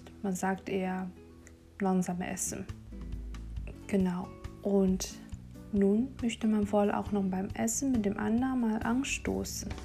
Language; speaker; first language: German; non-native, fluent; Chinese